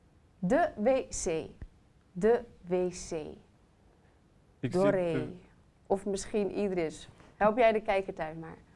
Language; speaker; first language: Dutch; native; Dutch